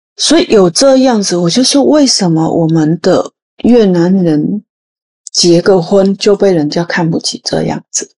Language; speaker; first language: Chinese; non-native, fluent; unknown